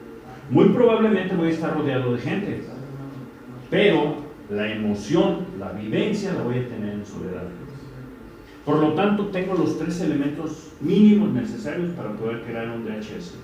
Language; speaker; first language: Spanish; native; Spanish